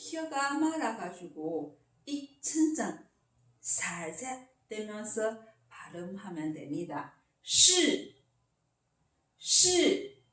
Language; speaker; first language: Korean; non-native, learner; Chinese